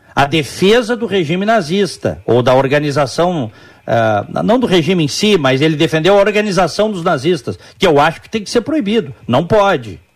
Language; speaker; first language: Portuguese; native; Portuguese